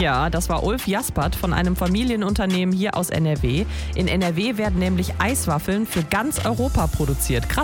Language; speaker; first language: German; native; German